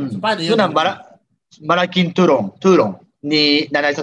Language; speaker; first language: Filipino; non-native, learner; Japanese